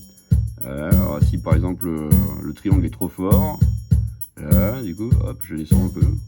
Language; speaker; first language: French; native; French